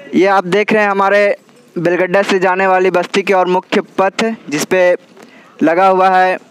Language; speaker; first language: Hindi; native; Hindi